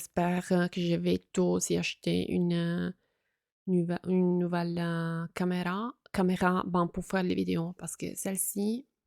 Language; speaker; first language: French; non-native, fluent; Italian